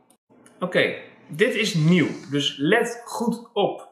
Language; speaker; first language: Dutch; native; Dutch